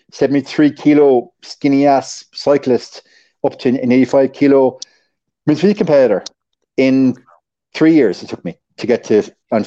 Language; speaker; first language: English; native; English